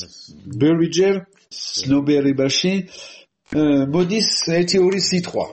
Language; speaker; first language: Georgian; non-native, learner; French